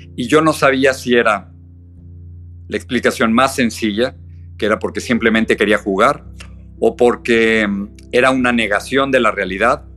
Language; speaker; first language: Spanish; native; Spanish